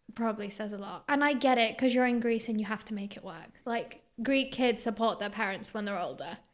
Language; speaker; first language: English; early bilingual, other home language; Greek